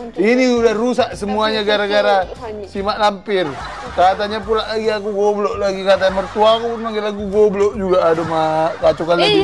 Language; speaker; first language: Indonesian; native; Indonesian